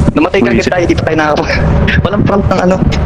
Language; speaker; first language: Filipino; native; Filipino